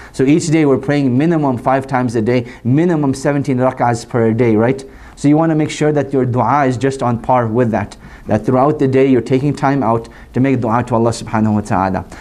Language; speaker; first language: English; native; English